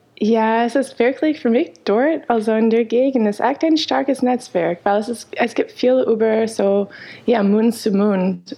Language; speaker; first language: German; non-native, fluent; English